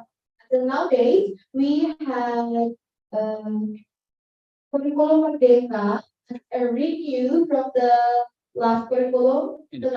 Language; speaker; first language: English; non-native, learner; Indonesian